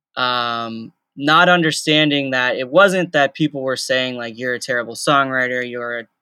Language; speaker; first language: English; native; English